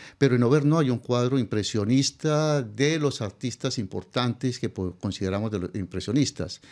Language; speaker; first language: Spanish; native; Spanish